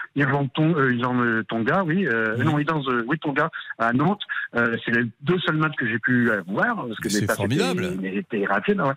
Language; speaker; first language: French; native; French